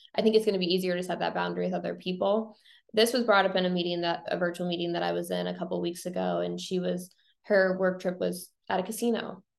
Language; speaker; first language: English; native; English